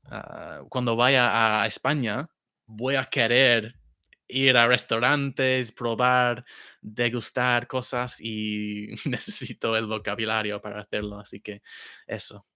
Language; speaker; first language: Spanish; non-native, fluent; English